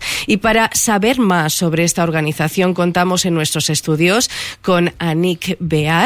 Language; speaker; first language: Spanish; native; Spanish